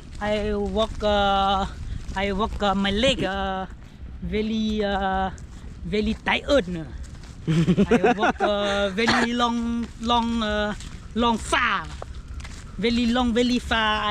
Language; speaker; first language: English; non-native, learner; Hmong